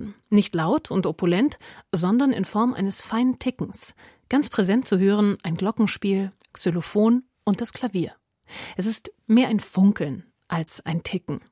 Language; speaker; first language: German; native; German